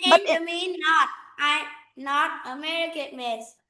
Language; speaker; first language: English; non-native, learner; Vietnamese